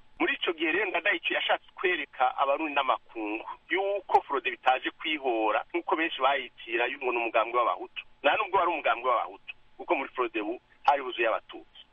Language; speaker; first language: Rundi; native; Rundi